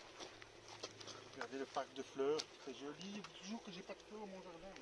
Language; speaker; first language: French; native; French